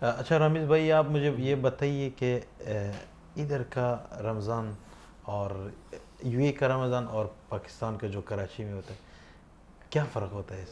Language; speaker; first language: Hindi; non-native, fluent; Pashto